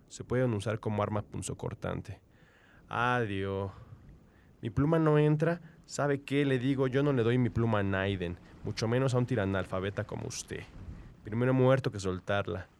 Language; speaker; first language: Spanish; native; Spanish